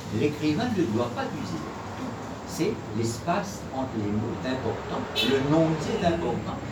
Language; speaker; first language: French; non-native, local second language; Morisyen